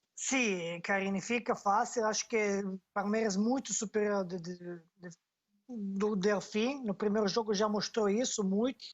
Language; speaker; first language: Portuguese; non-native, fluent; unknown